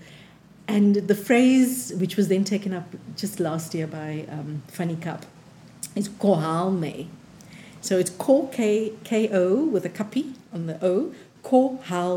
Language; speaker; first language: English; native; English